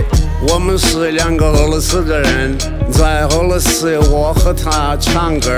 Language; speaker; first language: Chinese; non-native, learner; Russian